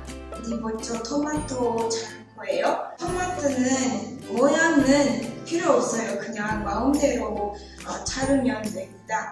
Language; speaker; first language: Korean; non-native, learner; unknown